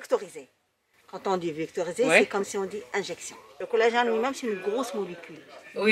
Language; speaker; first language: French; native; French